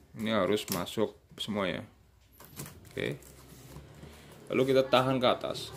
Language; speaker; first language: Indonesian; native; Indonesian